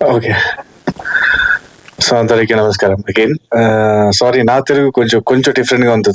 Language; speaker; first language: Telugu; early bilingual, heritage; Telugu